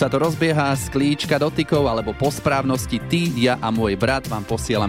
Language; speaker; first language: Slovak; native; Slovak